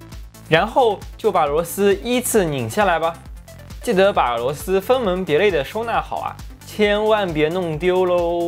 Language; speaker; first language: Chinese; native; Chinese